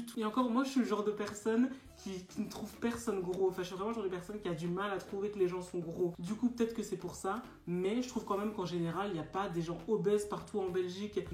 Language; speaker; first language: French; native; French